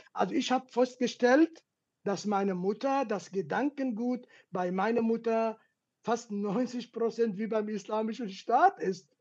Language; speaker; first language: German; non-native, fluent; Kurdish